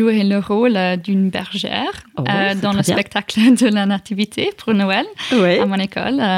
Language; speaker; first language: French; non-native, fluent; English